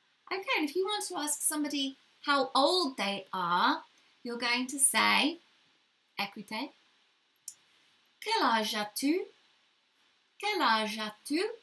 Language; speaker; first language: English; native; English